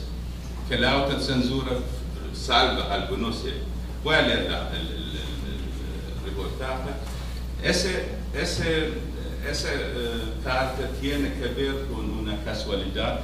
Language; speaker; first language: Spanish; non-native, fluent; Arabic